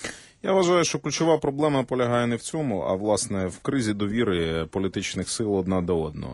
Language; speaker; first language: Ukrainian; native; Ukrainian